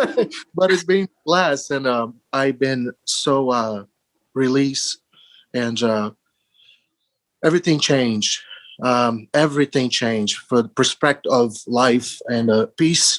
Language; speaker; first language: English; early bilingual, other home language; Portuguese